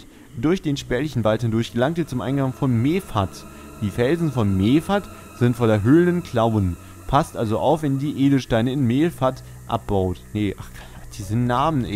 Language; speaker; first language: German; native; German